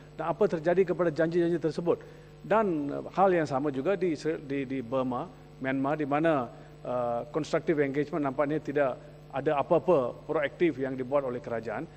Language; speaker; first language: Malay; non-native, local second language; Tamil